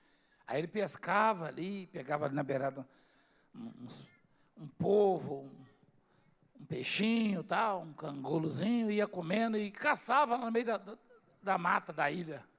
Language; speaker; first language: Portuguese; native; Portuguese